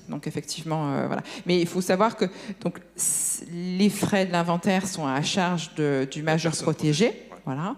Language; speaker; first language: French; native; French